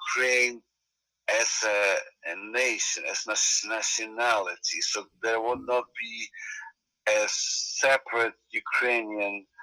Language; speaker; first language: English; non-native, fluent; Ukrainian